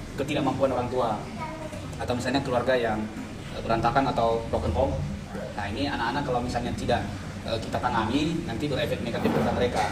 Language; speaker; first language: Indonesian; non-native, local second language; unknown